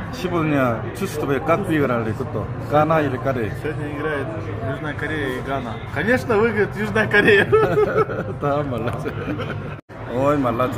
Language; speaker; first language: Russian; non-native, learner; Korean